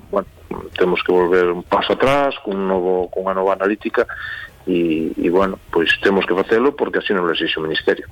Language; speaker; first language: Galician; non-native, local second language; Spanish